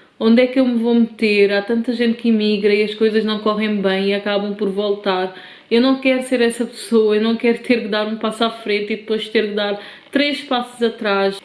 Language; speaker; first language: Portuguese; non-native, local second language; Kabuverdianu